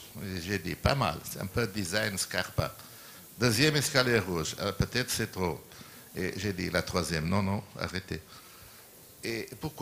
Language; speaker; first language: French; non-native, learner; Portuguese